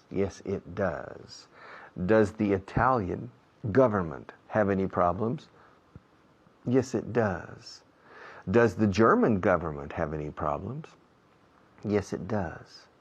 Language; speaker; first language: English; non-native, fluent; Spanish